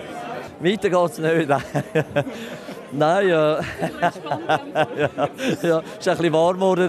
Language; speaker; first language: German; non-native, learner; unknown